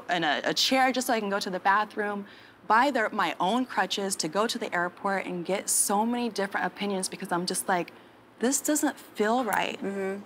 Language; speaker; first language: English; native; English